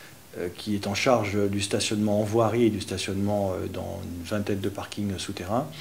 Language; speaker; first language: French; native; French